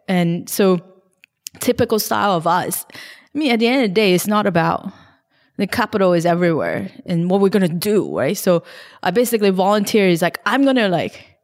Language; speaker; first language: English; non-native, local second language; Cantonese